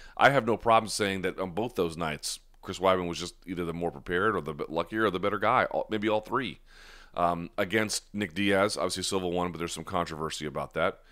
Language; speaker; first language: English; native; English